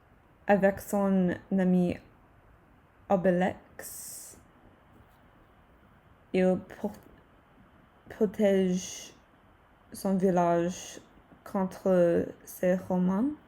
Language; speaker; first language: French; non-native, learner; English